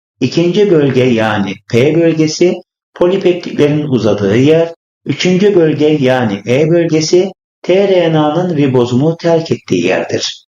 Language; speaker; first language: Turkish; native; Turkish